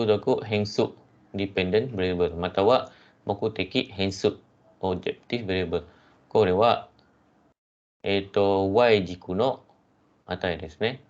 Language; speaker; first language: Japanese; non-native, fluent; Malay